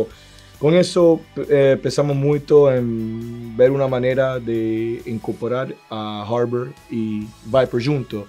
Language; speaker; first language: Portuguese; non-native, learner; Spanish